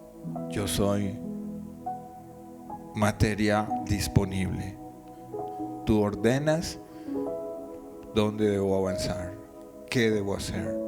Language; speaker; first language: Spanish; native; Spanish